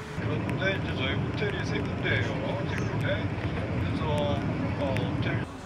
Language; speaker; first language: Korean; native; Korean